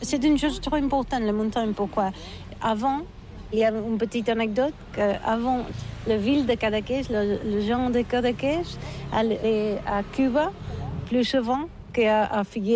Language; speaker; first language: French; non-native, learner; Catalan